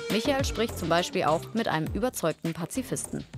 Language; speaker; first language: German; native; German